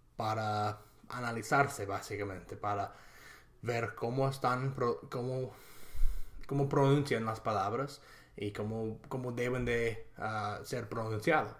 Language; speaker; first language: Spanish; non-native, fluent; English